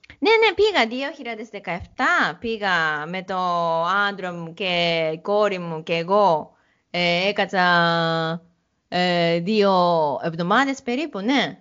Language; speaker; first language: Greek; non-native, learner; Japanese